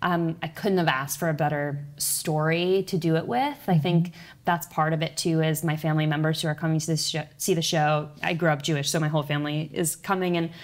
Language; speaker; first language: English; native; English